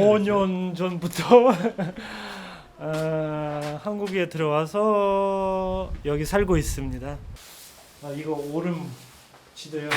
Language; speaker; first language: Korean; non-native, fluent; Russian